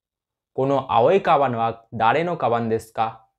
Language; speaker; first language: Japanese; non-native, fluent; Hindi